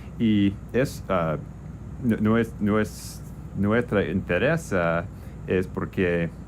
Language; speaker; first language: Spanish; non-native, learner; English